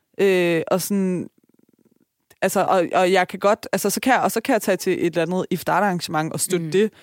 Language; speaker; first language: Danish; early bilingual, other home language; Persian